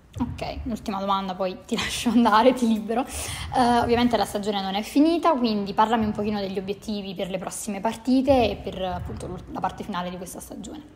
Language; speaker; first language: Italian; native; Italian